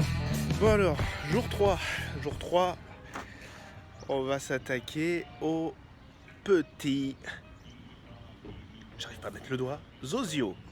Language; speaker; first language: French; native; French